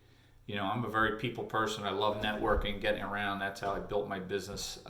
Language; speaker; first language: English; native; English